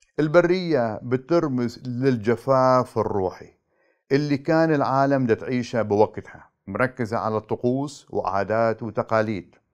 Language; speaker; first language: Arabic; native; Arabic